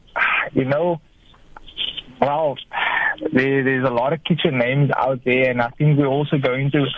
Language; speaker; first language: English; native; English